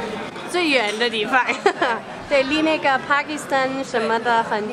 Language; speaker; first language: Chinese; non-native, fluent; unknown